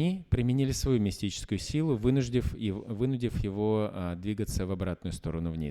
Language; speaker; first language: Russian; native; Russian